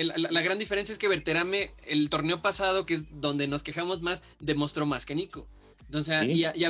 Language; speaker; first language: Spanish; native; Spanish